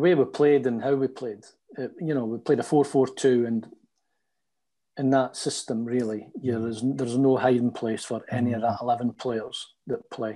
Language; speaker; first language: English; native; English